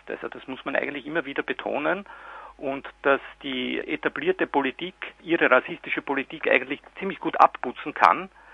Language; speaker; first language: German; native; German